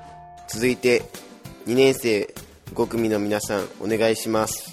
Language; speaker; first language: Japanese; native; Japanese